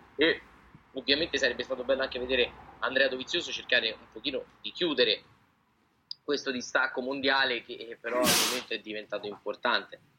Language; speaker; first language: Italian; native; Italian